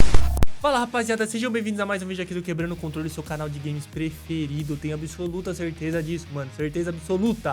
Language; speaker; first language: Portuguese; native; Portuguese